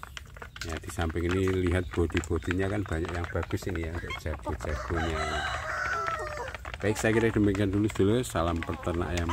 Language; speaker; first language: Indonesian; native; Indonesian